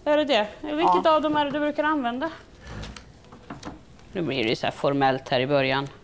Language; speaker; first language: Swedish; native; Swedish